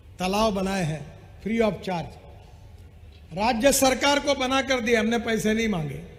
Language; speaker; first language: Hindi; non-native, local second language; Marathi